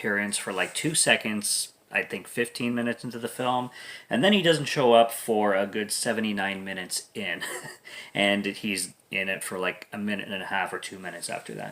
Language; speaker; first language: English; native; English